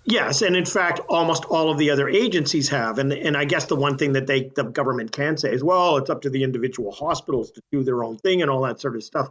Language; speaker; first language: English; native; English